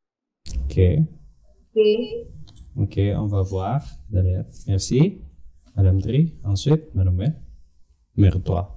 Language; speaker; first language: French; non-native, fluent; Indonesian